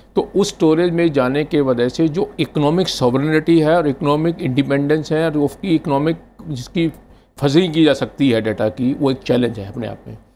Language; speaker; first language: Hindi; native; Hindi